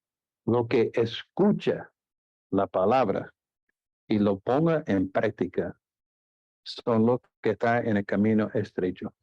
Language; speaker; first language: Spanish; non-native, fluent; English